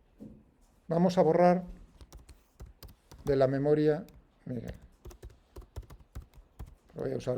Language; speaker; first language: Spanish; native; Spanish